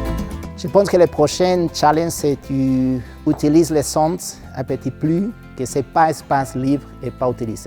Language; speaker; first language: French; non-native, learner; Spanish